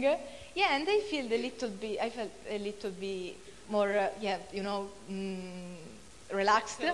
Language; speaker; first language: English; non-native, fluent; Italian